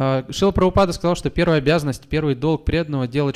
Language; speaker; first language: Russian; native; Russian